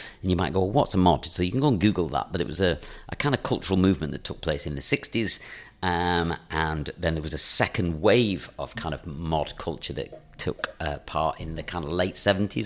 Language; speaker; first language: English; native; English